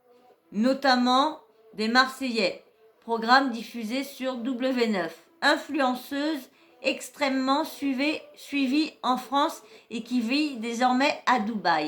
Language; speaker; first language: French; native; French